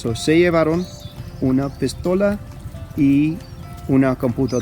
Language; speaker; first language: Spanish; non-native, fluent; English